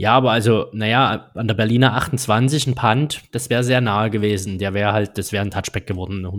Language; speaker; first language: German; native; German